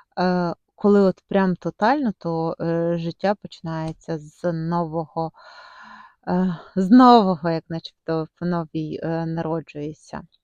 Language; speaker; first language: Ukrainian; non-native, local second language; Russian